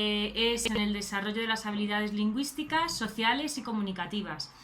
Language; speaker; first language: Spanish; native; Spanish